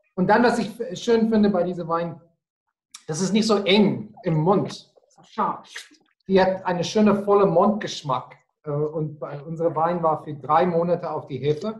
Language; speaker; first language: German; non-native, fluent; Afrikaans